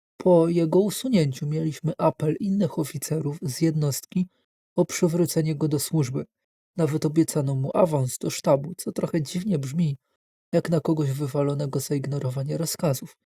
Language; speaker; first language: Polish; native; Polish